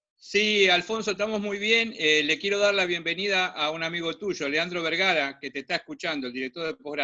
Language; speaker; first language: Spanish; native; Spanish